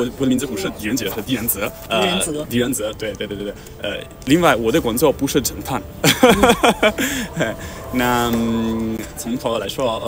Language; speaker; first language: Chinese; non-native, fluent; Italian